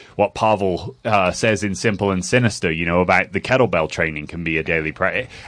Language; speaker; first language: English; native; English